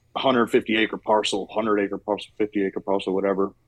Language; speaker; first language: English; native; English